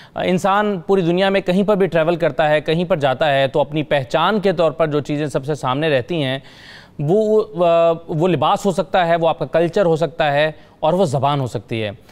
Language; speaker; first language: Urdu; native; Urdu